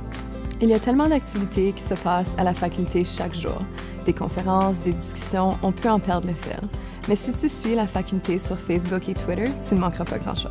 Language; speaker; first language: French; non-native, local second language; Arabic